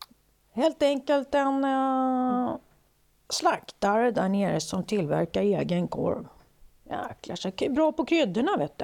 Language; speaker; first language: Swedish; native; Swedish